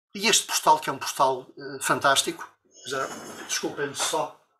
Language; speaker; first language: Portuguese; native; Portuguese